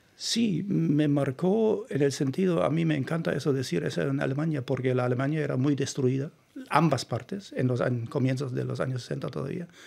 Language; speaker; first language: Spanish; non-native, fluent; German